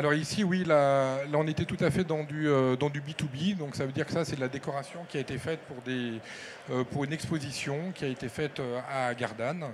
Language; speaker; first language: French; native; French